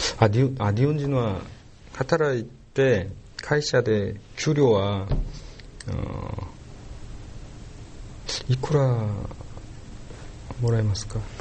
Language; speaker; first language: Japanese; non-native, learner; Korean